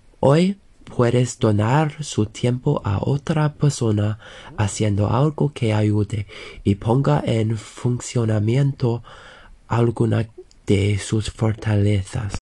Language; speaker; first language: Spanish; non-native, learner; English